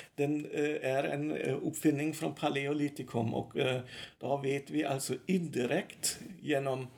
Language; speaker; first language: Swedish; non-native, fluent; German